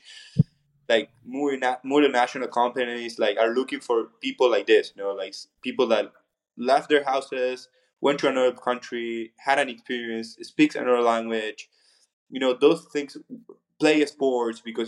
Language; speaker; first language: English; non-native, fluent; Spanish